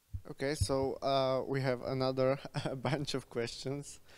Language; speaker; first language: English; non-native, fluent; Slovak